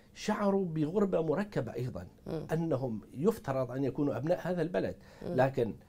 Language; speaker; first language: Arabic; non-native, local second language; Kurdish